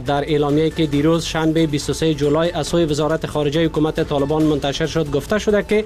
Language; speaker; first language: Persian; native; Persian